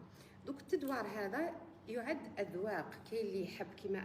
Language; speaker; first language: Arabic; native; Arabic